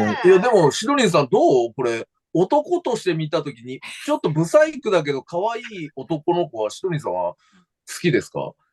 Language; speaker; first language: Japanese; native; Japanese